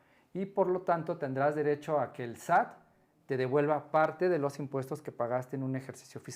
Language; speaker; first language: Spanish; native; Spanish